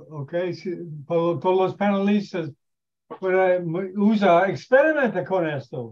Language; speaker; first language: Spanish; non-native, learner; English